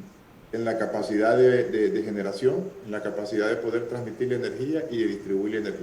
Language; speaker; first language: Spanish; native; Spanish